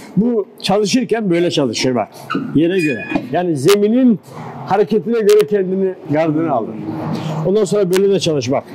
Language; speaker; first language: Turkish; native; Turkish